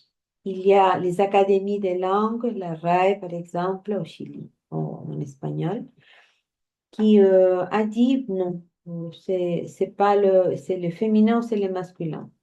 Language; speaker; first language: French; non-native, fluent; Spanish